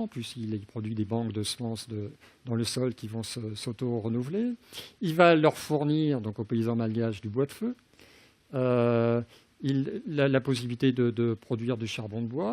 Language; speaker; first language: French; native; French